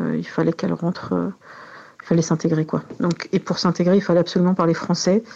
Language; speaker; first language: French; native; French